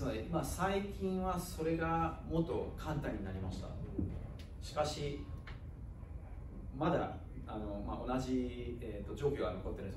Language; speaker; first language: Japanese; non-native, fluent; German